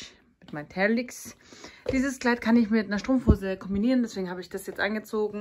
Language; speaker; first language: German; early bilingual, other home language; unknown